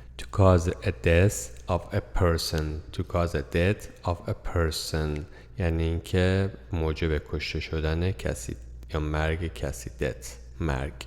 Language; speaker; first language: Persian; native; Persian